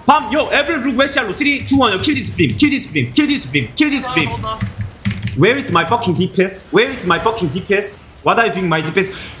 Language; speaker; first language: English; non-native, learner; Korean